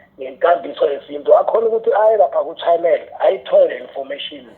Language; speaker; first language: Zulu; non-native, local second language; South Ndebele